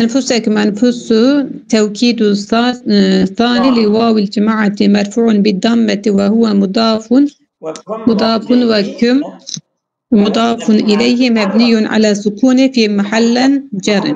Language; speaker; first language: Arabic; non-native, learner; Turkish